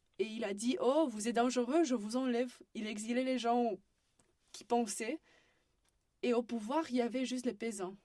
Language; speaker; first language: French; non-native, fluent; Romanian